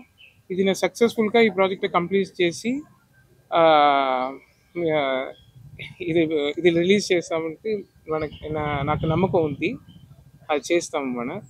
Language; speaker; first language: Telugu; non-native, local second language; Tamil